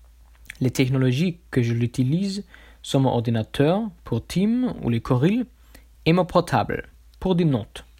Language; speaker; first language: French; non-native, learner; German